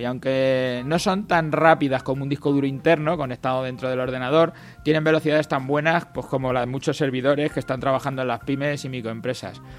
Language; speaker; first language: Spanish; native; Spanish